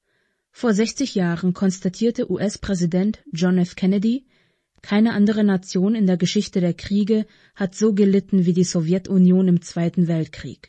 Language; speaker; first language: German; native; German